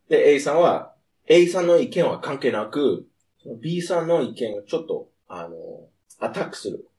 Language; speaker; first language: Japanese; non-native, fluent; English